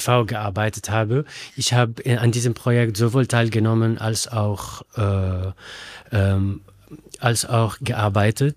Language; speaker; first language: German; non-native, learner; Arabic